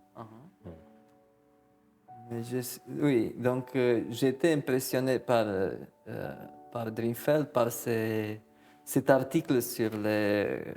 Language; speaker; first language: French; non-native, fluent; Romanian